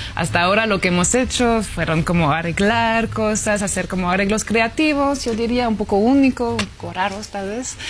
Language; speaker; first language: Spanish; non-native, fluent; French